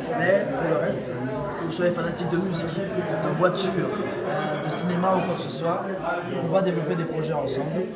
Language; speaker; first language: French; early bilingual, other home language; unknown